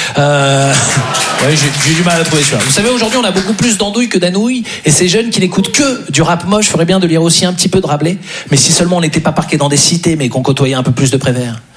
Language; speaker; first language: French; native; French